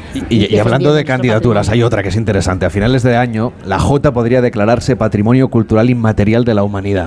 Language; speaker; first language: Spanish; native; Spanish